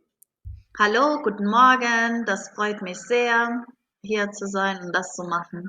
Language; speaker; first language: German; non-native, fluent; Arabic